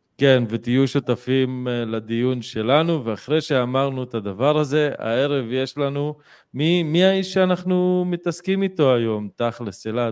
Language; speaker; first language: Hebrew; non-native, local second language; Arabic